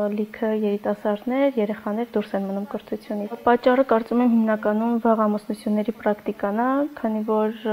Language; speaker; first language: Armenian; non-native, local second language; Kurdish